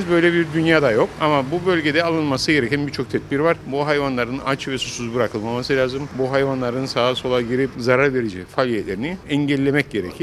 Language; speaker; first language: Turkish; native; Turkish